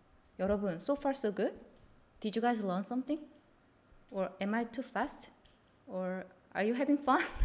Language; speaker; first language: English; non-native, fluent; Korean